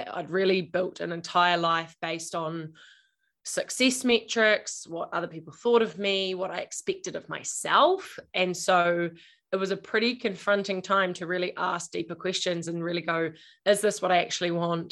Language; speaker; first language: English; native; English